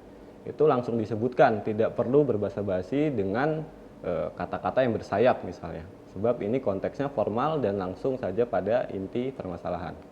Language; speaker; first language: Indonesian; native; Indonesian